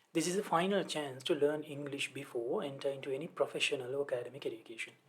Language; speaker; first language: English; non-native, local second language; Sinhala